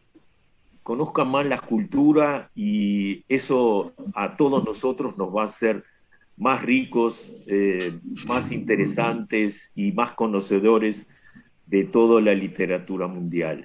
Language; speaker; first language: Spanish; non-native, fluent; Russian